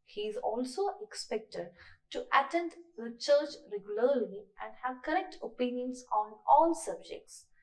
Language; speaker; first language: English; non-native, local second language; Malayalam